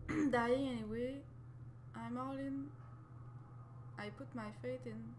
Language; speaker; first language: English; non-native, learner; French